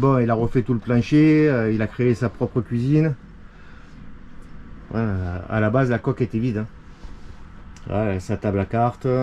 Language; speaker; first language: French; native; French